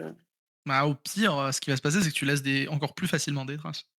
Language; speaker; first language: French; native; French